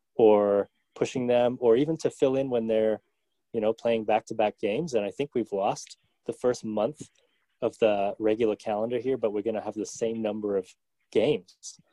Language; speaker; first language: English; native; English